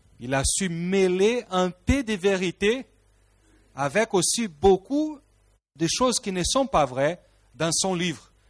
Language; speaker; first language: French; non-native, fluent; Portuguese